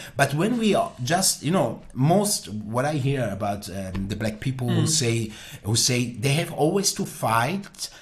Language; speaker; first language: English; non-native, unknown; Italian